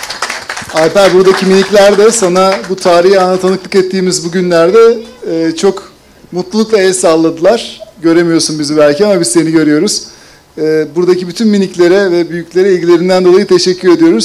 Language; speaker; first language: Turkish; native; Turkish